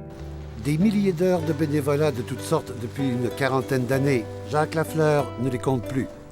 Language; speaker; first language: French; native; French